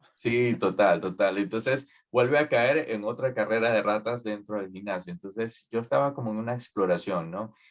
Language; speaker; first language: Spanish; native; Spanish